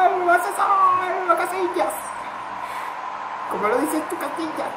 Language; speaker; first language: Spanish; native; Spanish